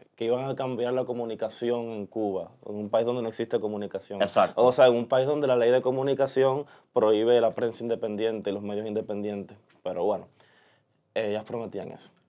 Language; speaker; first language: Spanish; native; Spanish